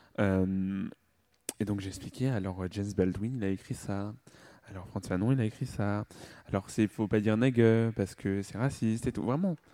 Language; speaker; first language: French; native; French